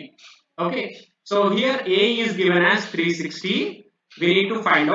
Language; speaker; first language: English; non-native, local second language; Telugu